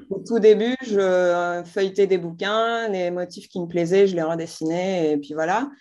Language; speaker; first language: French; non-native, local second language; Arabic